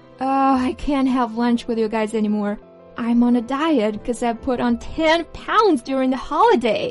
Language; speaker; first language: English; non-native, fluent; Chinese